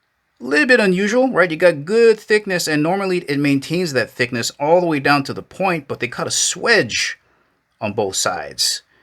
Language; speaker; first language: English; native; English